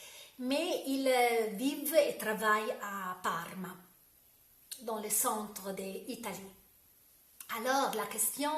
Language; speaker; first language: French; non-native, learner; Italian